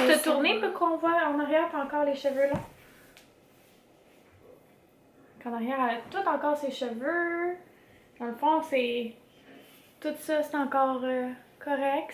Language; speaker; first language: French; native; French